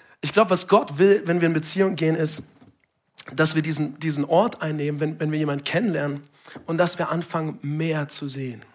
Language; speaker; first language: German; non-native, fluent; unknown